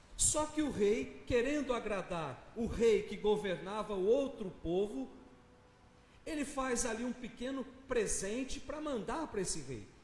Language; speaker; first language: Portuguese; native; Portuguese